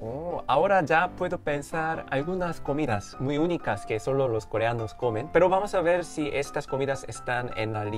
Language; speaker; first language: Spanish; non-native, fluent; Korean